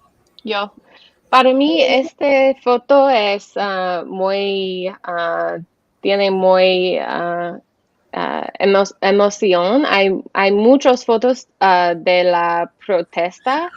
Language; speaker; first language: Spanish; non-native, learner; English